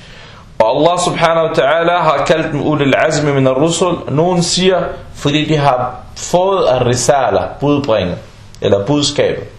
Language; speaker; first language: Danish; non-native, fluent; Arabic